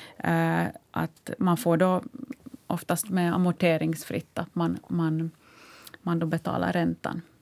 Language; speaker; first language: Swedish; native; Swedish